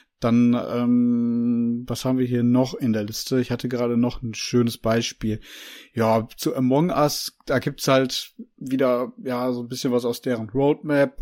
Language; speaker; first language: German; native; German